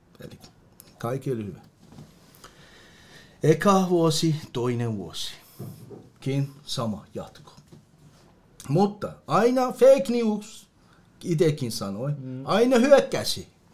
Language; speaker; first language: Finnish; non-native, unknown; Persian